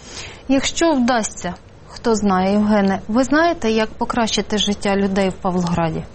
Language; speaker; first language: Ukrainian; native; Ukrainian